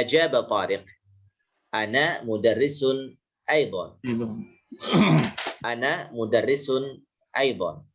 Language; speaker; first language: Arabic; non-native, fluent; Indonesian